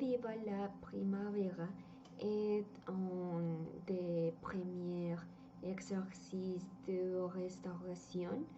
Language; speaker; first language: French; non-native, learner; Spanish